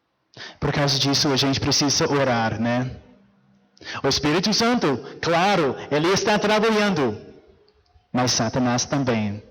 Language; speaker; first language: Portuguese; non-native, fluent; English